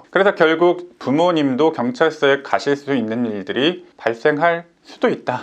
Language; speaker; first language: Korean; native; Korean